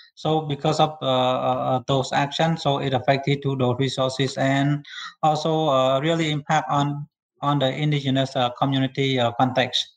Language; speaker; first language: English; non-native, learner; Khmer